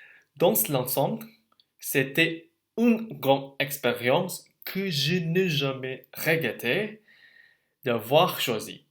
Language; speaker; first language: French; non-native, learner; Indonesian